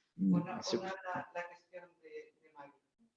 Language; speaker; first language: French; non-native, fluent; Spanish